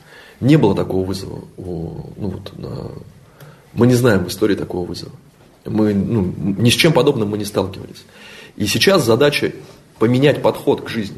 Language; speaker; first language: Russian; native; Russian